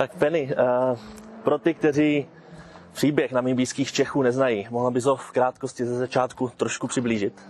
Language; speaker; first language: Czech; native; Czech